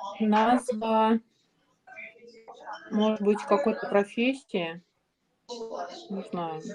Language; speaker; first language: Ukrainian; non-native, learner; Russian